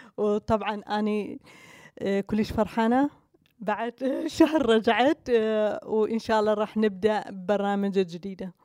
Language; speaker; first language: Arabic; non-native, local second language; Kurdish